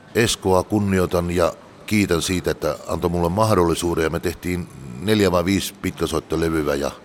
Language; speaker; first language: Finnish; native; Finnish